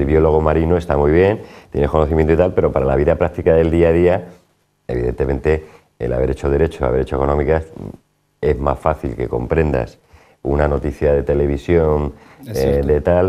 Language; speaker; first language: Spanish; native; Spanish